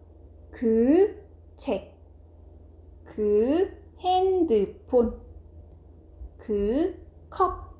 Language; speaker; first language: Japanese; non-native, fluent; Korean